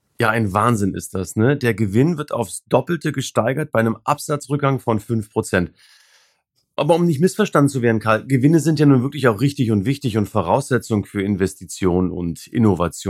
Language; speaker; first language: German; native; German